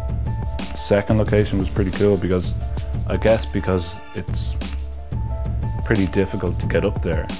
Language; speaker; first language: English; native; English